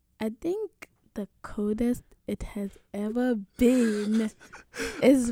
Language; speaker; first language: English; non-native, local second language; Tswana